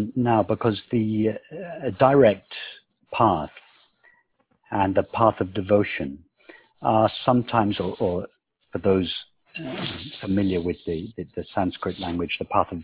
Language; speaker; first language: English; native; English